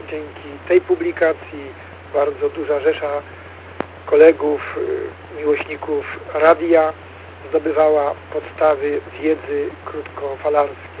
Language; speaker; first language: Polish; native; Polish